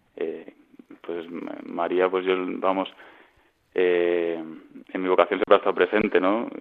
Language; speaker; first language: Spanish; native; Spanish